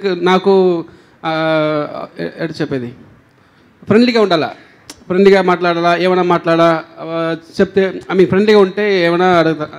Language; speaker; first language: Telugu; non-native, local second language; Tamil